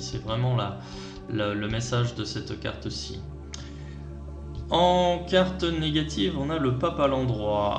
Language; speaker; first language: French; native; French